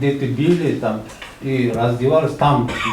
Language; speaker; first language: Russian; non-native, learner; Uzbek